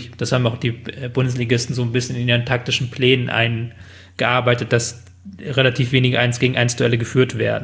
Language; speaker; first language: German; native; German